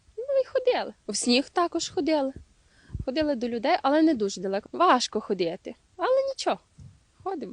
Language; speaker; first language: Ukrainian; native; Ukrainian